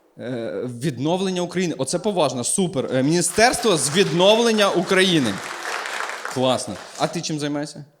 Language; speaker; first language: Ukrainian; native; Ukrainian